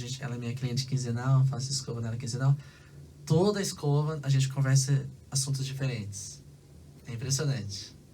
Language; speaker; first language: Portuguese; native; Portuguese